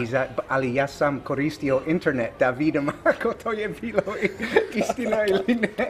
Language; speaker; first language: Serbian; non-native, learner; English